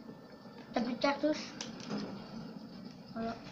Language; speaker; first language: French; native; French